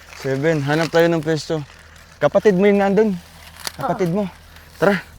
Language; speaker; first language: Filipino; non-native, local second language; Cebuano